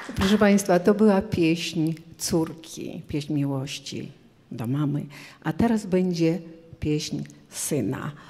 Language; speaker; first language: Polish; early bilingual, heritage; Polish